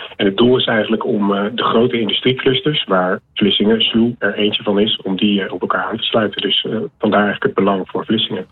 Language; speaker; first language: Dutch; native; Dutch